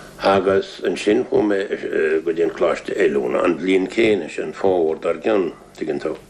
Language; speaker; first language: Irish; non-native, local second language; English